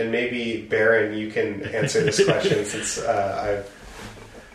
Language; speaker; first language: English; native; English